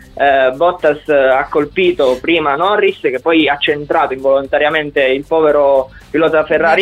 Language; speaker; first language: Italian; native; Italian